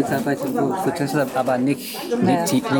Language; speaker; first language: German; non-native, learner; English